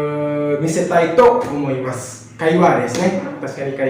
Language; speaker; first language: Japanese; non-native, learner; Indonesian